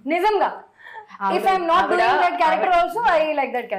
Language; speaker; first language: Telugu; non-native, learner; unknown